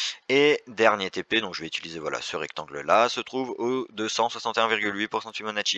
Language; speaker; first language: French; native; French